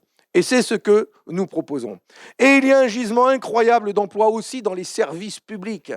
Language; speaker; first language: French; native; French